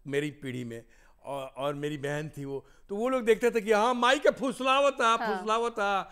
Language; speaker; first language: Hindi; native; Hindi